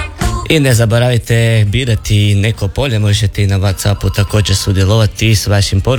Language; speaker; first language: Serbian; native; Serbian